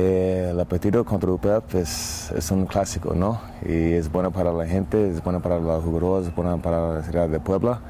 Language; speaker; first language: Spanish; non-native, learner; English